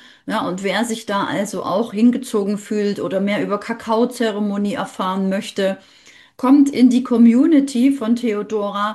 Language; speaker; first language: German; native; German